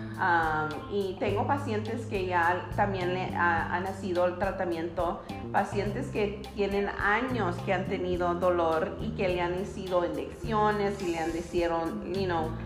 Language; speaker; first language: Spanish; early bilingual, heritage; Spanish